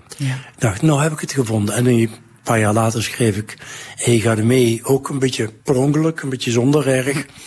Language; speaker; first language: Dutch; native; Dutch